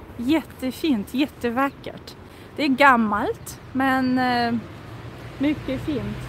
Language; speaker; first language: Swedish; non-native, fluent; Russian